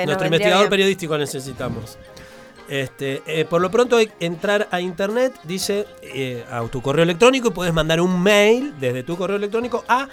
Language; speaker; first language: Spanish; native; Spanish